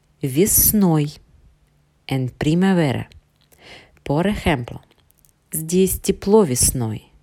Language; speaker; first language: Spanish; non-native, fluent; Russian